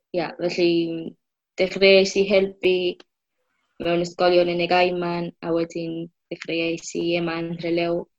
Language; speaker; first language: Welsh; non-native, fluent; Spanish